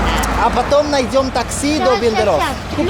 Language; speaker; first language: Russian; non-native, fluent; Italian